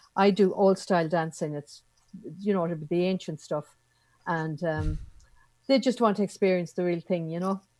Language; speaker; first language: English; native; English